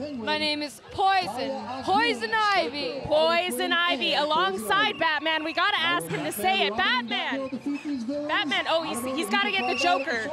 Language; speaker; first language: English; native; English